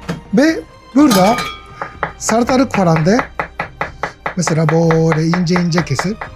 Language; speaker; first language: Turkish; non-native, learner; Japanese